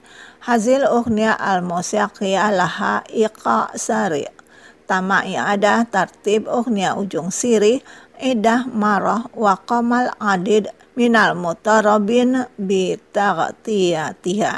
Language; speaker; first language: Arabic; non-native, fluent; Indonesian